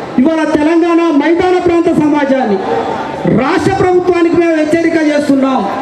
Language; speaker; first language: Telugu; non-native, local second language; Koya